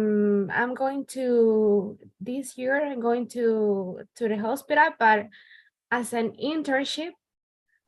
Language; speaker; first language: English; non-native, learner; Spanish